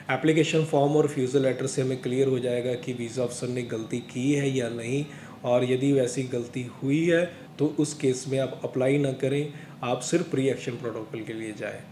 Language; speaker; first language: Hindi; non-native, local second language; Punjabi